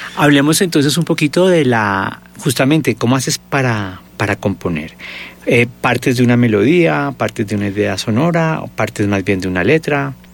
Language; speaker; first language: Spanish; native; Spanish